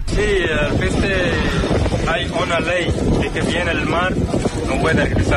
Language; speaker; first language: Spanish; non-native, learner; Arabic